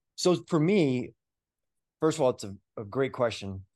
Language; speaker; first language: English; native; English